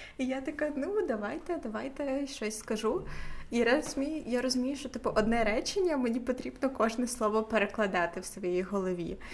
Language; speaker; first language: Ukrainian; native; Ukrainian